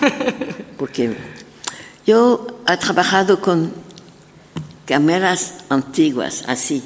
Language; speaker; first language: Spanish; non-native, learner; French